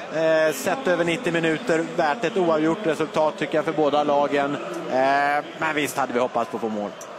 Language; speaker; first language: Swedish; native; Swedish